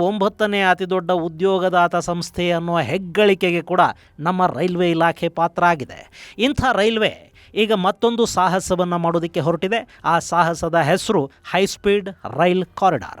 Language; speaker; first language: Kannada; native; Kannada